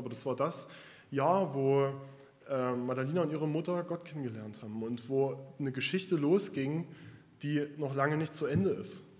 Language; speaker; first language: German; native; German